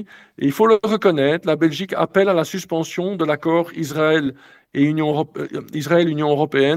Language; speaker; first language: French; native; French